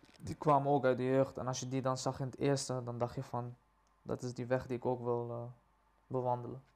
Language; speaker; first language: Dutch; early bilingual, other home language; Persian